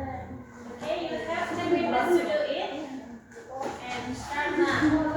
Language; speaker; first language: English; non-native, learner; Indonesian